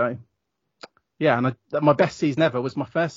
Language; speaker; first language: English; native; English